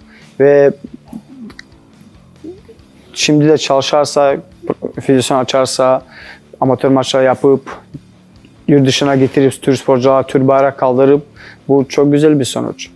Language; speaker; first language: Turkish; non-native, learner; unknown